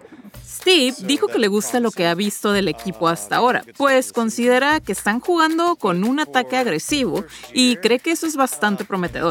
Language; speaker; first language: Spanish; native; Spanish